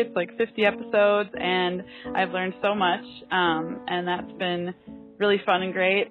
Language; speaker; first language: English; native; English